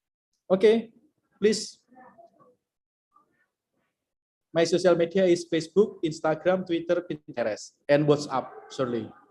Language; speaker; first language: English; non-native, learner; Indonesian